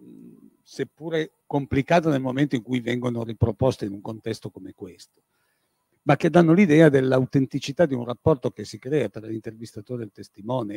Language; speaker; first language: Italian; native; Italian